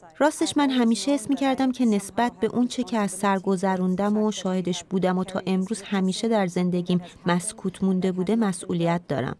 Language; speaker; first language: Persian; early bilingual, heritage; Persian